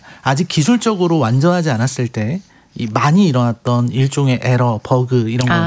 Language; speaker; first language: Korean; native; Korean